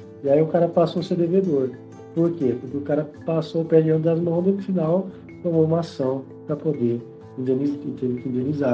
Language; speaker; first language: Portuguese; native; Portuguese